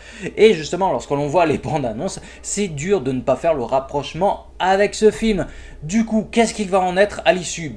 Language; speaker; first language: French; native; French